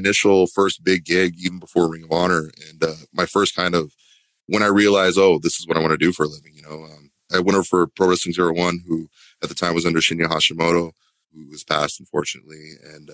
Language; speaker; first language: English; native; English